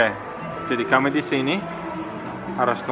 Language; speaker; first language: Indonesian; non-native, fluent; English